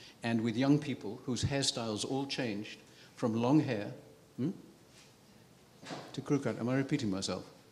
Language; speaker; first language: English; native; English